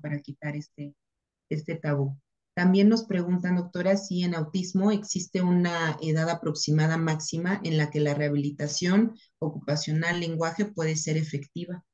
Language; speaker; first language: Spanish; native; Spanish